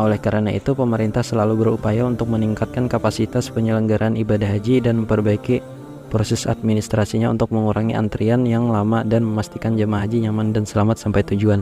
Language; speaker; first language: Indonesian; native; Indonesian